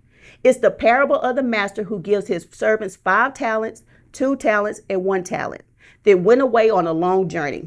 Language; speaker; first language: English; native; English